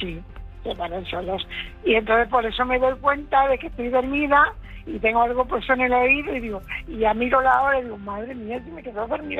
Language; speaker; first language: Spanish; native; Spanish